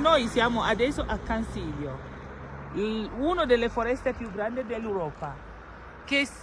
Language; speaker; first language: Italian; non-native, learner; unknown